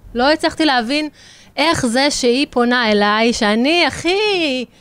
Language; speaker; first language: Hebrew; native; Hebrew